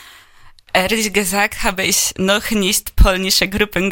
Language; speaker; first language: German; non-native, learner; Polish